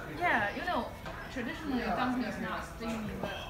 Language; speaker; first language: English; non-native, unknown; Chinese